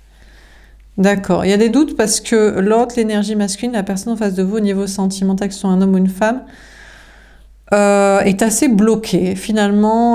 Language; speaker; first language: French; native; French